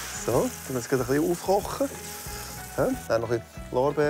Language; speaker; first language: German; native; German